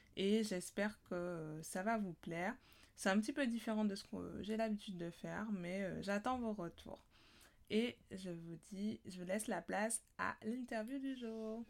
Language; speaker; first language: French; native; French